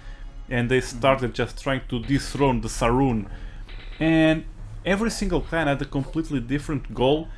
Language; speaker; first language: English; non-native, fluent; Portuguese